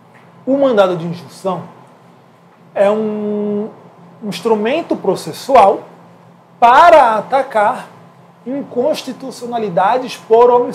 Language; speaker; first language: Portuguese; native; Portuguese